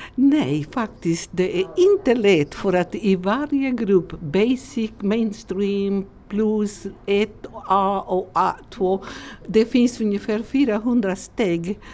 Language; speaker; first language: Swedish; non-native, fluent; Spanish